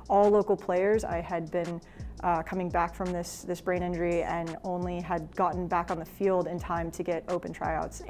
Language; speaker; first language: English; native; English